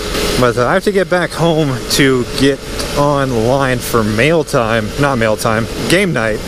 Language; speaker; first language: English; native; English